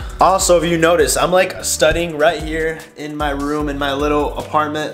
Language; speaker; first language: English; native; English